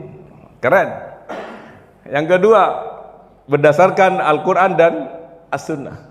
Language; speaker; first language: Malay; non-native, local second language; Javanese